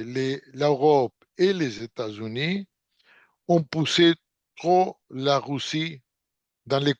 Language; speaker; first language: French; non-native, fluent; Portuguese